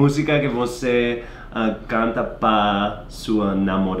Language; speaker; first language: Portuguese; non-native, learner; English